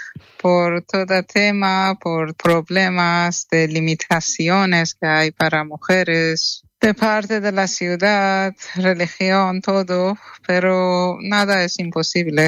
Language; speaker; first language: Spanish; non-native, learner; Persian